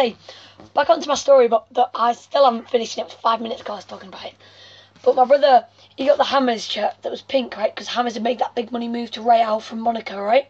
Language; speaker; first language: English; native; English